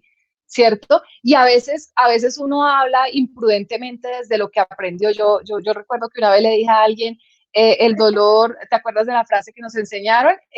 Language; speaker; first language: Spanish; native; Spanish